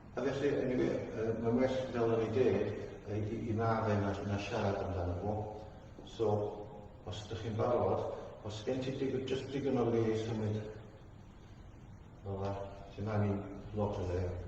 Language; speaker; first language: Welsh; non-native, fluent; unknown